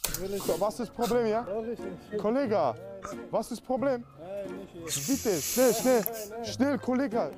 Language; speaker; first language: German; early bilingual, other home language; Russian